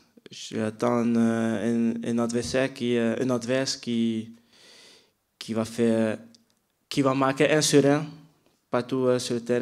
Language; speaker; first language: French; non-native, fluent; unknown